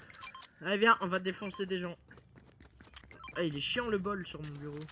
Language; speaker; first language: French; native; French